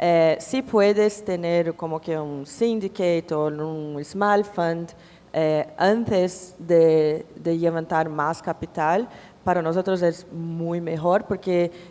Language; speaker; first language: Spanish; non-native, fluent; Portuguese